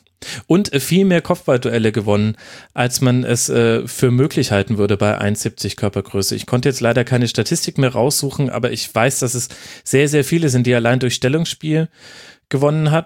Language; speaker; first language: German; native; German